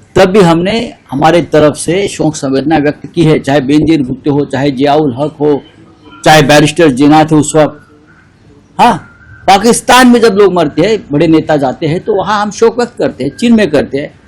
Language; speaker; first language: Hindi; non-native, local second language; Marathi